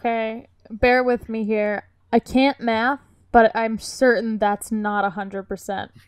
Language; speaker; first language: English; native; English